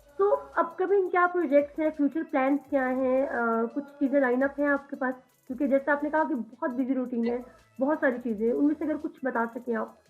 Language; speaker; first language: Urdu; native; Urdu